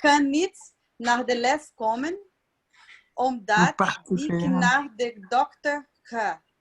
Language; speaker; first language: Dutch; non-native, learner; Portuguese